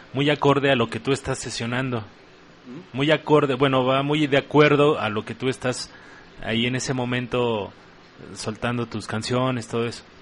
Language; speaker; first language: Spanish; native; Spanish